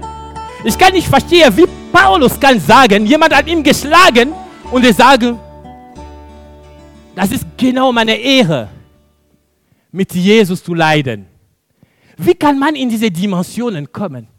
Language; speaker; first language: German; non-native, fluent; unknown